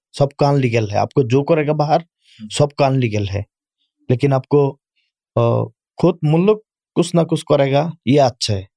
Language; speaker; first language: Urdu; non-native, learner; Bangla